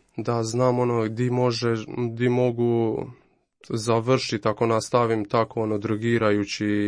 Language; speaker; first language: Croatian; non-native, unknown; Albanian